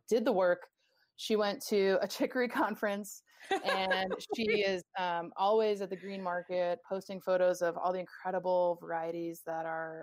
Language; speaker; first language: English; native; English